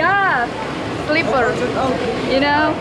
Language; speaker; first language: English; non-native, learner; Indonesian